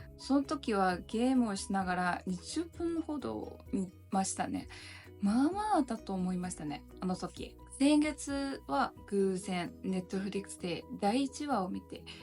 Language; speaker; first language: Japanese; non-native, learner; Chinese